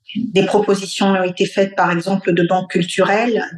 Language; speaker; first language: French; non-native, local second language; Bambara